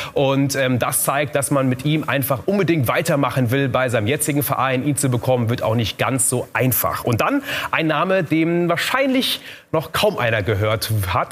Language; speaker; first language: German; native; German